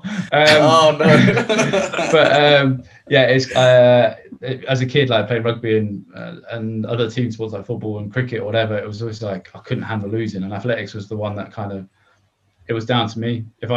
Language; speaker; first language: English; native; English